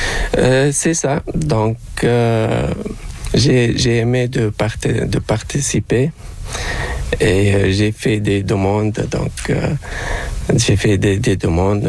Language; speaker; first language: French; non-native, local second language; Arabic